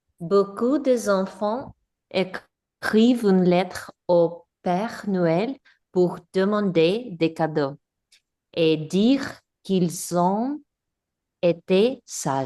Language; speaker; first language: French; non-native, learner; English